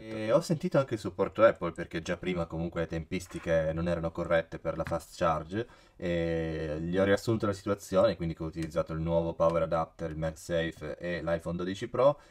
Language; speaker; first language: Italian; native; Italian